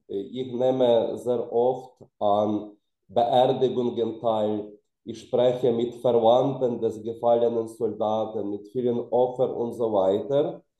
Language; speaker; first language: German; non-native, fluent; Ukrainian